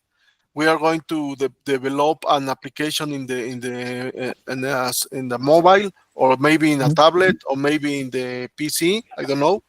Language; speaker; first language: English; non-native, learner; Spanish